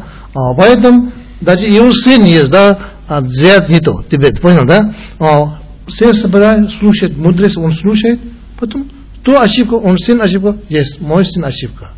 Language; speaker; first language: Russian; non-native, learner; Tibetan